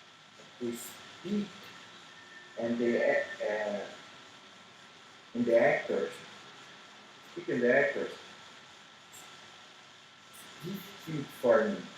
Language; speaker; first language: English; non-native, learner; Portuguese